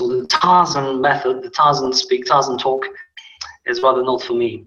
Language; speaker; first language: English; non-native, fluent; Polish